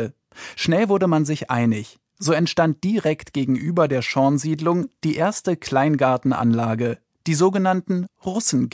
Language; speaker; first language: German; native; German